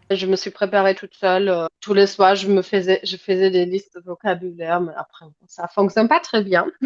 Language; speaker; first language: French; non-native, fluent; German